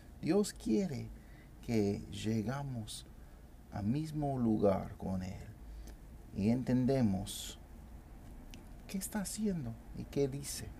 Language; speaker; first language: Spanish; non-native, fluent; English